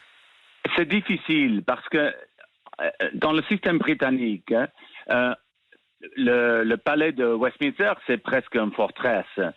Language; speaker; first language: French; non-native, fluent; English